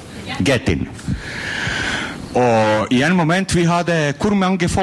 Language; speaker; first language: Norwegian; non-native, learner; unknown